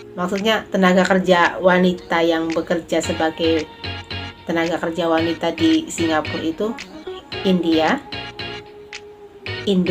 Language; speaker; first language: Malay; non-native, local second language; Javanese